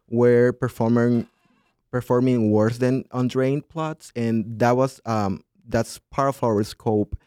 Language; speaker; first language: English; non-native, fluent; Spanish